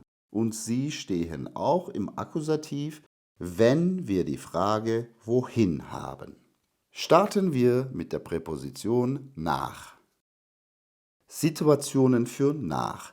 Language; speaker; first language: German; non-native, fluent; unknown